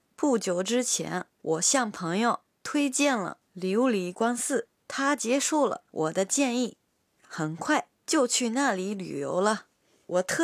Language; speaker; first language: Chinese; non-native, fluent; Japanese